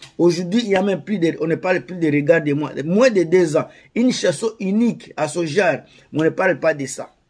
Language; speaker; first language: French; non-native, local second language; Lingala